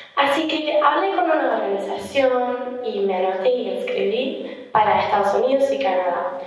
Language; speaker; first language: Spanish; non-native, fluent; German